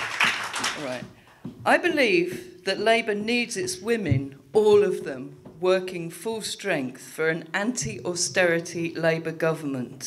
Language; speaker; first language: English; native; English